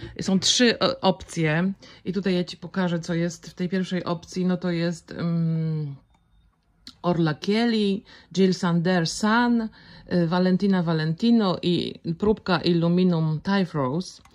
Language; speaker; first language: Polish; native; Polish